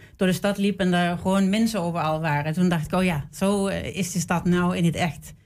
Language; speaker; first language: Dutch; non-native, fluent; Danish